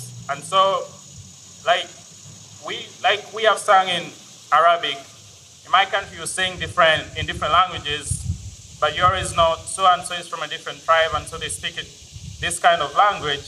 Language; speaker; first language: English; non-native, local second language; Ganda